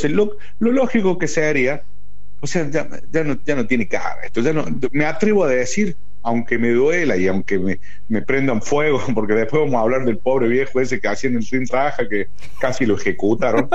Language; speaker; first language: Spanish; native; Spanish